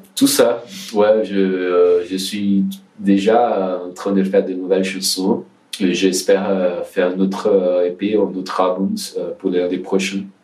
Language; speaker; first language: French; non-native, learner; Portuguese